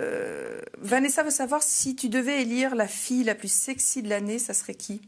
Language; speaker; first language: French; native; French